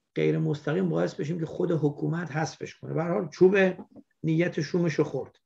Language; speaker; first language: Persian; native; Persian